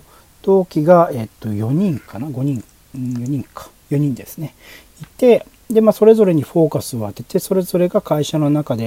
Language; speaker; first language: Japanese; native; Japanese